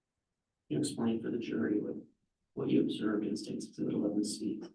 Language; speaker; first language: English; native; English